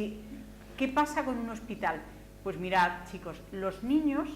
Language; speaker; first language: Spanish; native; Spanish